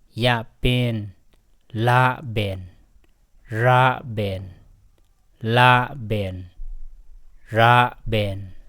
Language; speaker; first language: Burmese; non-native, local second language; Pa'o Karen